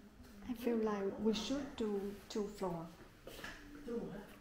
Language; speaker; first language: English; non-native, learner; Vietnamese